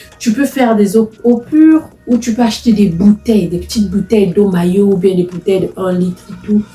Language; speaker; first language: French; non-native, local second language; Lingala